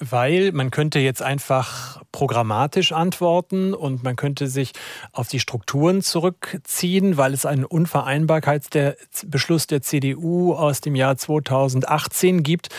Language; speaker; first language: German; native; German